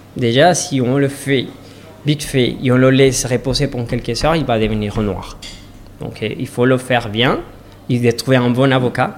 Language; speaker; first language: French; non-native, learner; Spanish